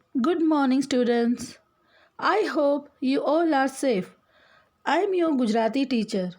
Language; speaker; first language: English; non-native, local second language; Gujarati